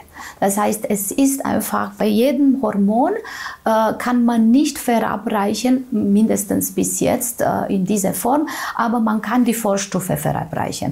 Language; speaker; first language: German; non-native, fluent; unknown